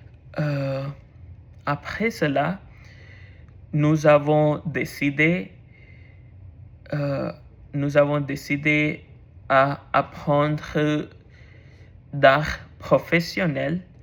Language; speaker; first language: French; non-native, learner; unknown